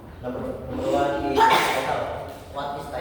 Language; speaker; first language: English; non-native, learner; Indonesian